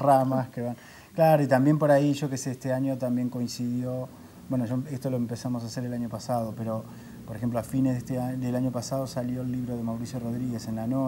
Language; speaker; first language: Spanish; native; Spanish